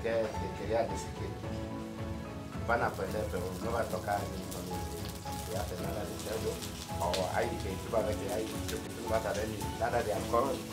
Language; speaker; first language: Spanish; non-native, learner; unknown